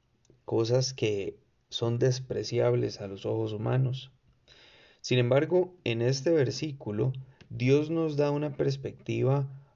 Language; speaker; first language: Spanish; native; Spanish